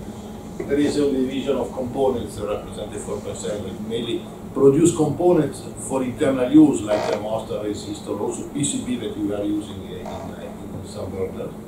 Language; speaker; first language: English; non-native, learner; Italian